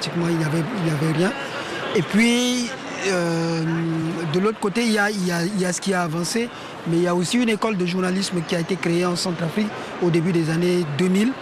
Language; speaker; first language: French; non-native, local second language; Sango